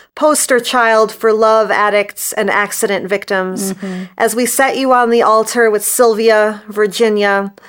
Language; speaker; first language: English; native; English